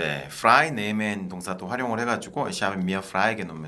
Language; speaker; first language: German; non-native, fluent; Korean